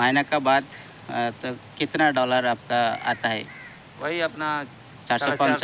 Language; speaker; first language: Hindi; non-native, learner; Bangla